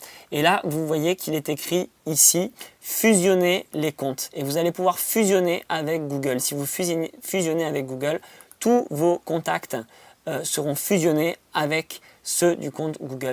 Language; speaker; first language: French; native; French